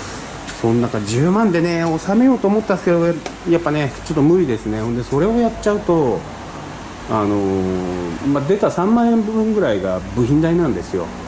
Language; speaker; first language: Japanese; native; Japanese